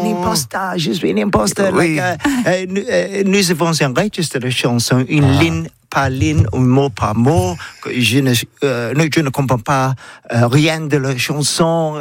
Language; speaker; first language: French; non-native, learner; English